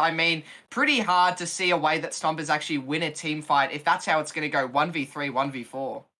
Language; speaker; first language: English; native; English